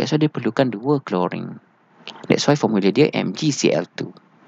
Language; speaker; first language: English; non-native, local second language; Malay